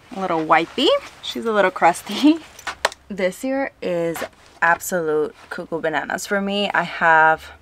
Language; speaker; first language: English; non-native, fluent; Spanish